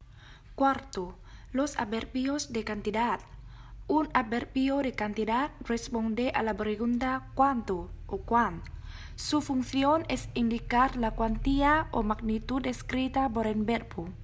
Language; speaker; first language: Spanish; non-native, learner; Vietnamese